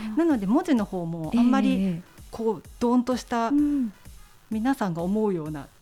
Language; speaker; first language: Japanese; native; Japanese